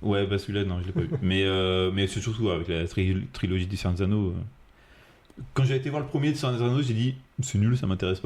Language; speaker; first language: French; native; French